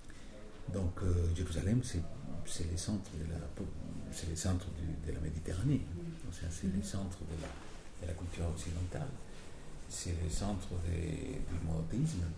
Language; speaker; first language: French; non-native, fluent; Spanish